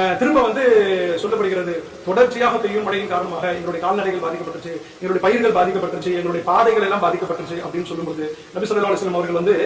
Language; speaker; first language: Tamil; native; Tamil